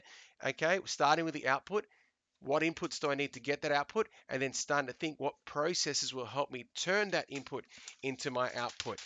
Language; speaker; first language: English; native; English